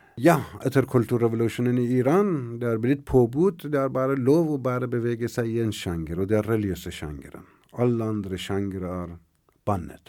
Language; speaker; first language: Norwegian; non-native, fluent; Persian